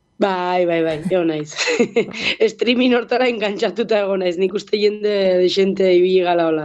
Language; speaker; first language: Basque; native; Basque